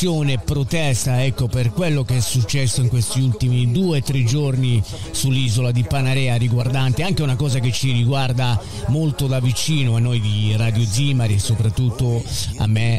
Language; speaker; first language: Italian; native; Italian